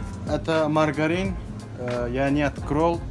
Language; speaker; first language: Russian; non-native, learner; Turkmen